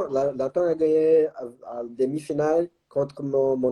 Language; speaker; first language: French; non-native, learner; Portuguese